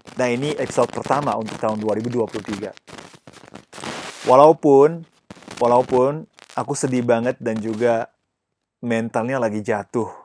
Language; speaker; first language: Indonesian; non-native, fluent; Japanese